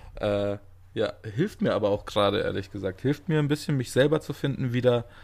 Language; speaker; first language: German; native; German